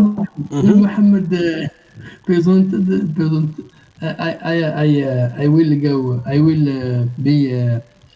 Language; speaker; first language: English; non-native, learner; Arabic